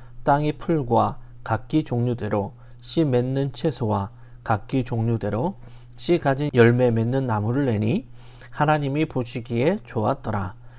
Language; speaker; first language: Korean; native; Korean